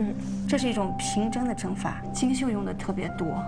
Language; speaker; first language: Chinese; native; Chinese